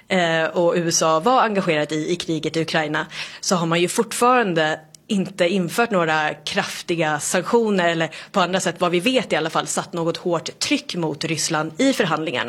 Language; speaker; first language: Swedish; native; Swedish